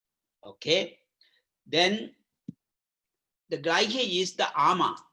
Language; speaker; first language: German; non-native, learner; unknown